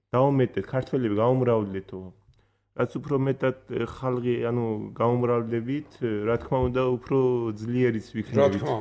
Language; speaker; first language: Georgian; early bilingual, heritage; Georgian